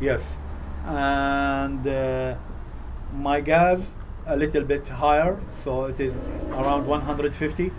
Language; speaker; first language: English; non-native, fluent; Arabic